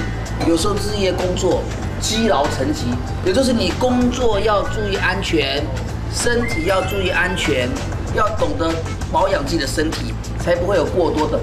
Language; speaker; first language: Chinese; native; Chinese